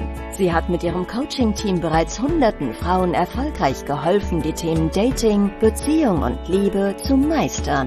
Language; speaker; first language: German; native; German